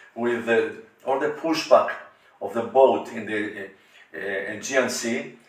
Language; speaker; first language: English; non-native, learner; Greek